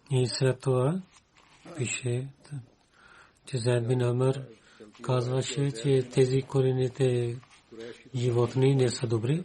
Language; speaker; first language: Bulgarian; non-native, learner; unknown